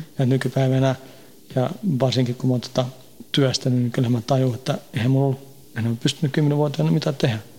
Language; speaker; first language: Finnish; early bilingual, heritage; Finnish